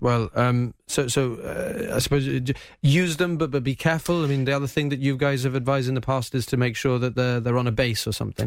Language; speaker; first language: English; native; English